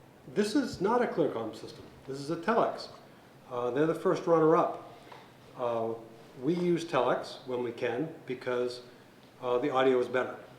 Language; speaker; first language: English; native; English